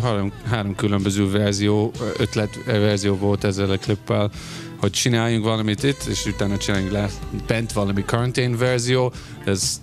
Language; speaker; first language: Hungarian; non-native, fluent; English